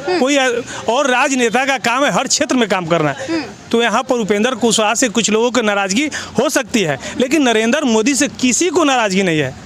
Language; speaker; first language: Hindi; native; Hindi